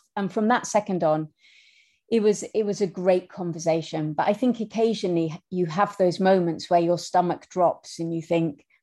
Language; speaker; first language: English; native; English